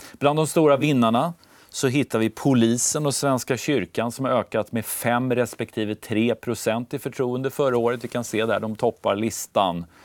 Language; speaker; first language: Swedish; native; Swedish